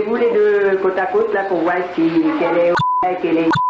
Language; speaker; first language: French; native; French